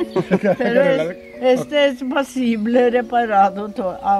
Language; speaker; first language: Spanish; non-native, learner; Norwegian